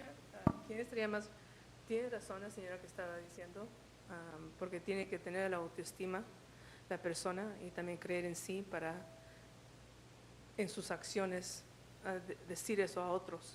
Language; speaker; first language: Spanish; early bilingual, heritage; Spanish